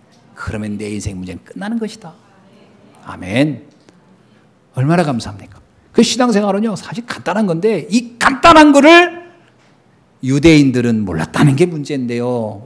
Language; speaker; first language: Korean; native; Korean